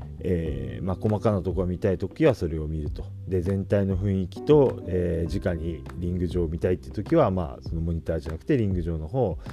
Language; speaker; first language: Japanese; native; Japanese